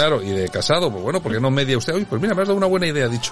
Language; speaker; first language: Spanish; native; Spanish